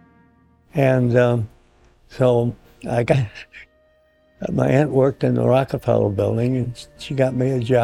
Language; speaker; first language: English; native; English